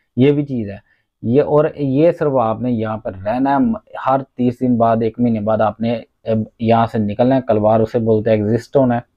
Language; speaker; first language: Urdu; non-native, local second language; Punjabi